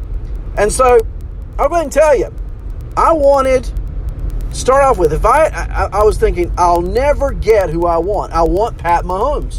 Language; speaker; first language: English; native; English